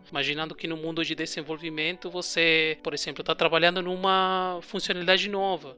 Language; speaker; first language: Portuguese; non-native, fluent; Spanish